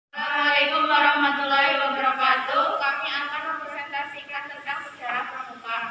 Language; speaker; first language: Indonesian; native; Indonesian